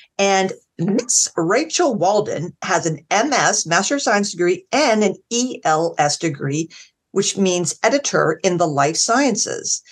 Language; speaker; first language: English; native; English